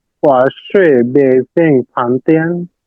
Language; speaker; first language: Chinese; non-native, learner; Bangla